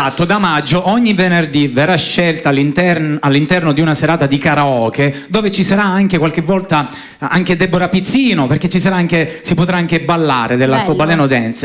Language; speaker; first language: Italian; native; Italian